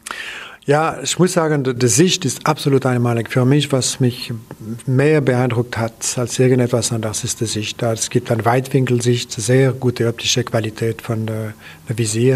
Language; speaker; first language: German; non-native, local second language; French